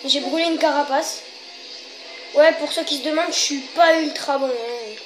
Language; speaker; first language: French; native; French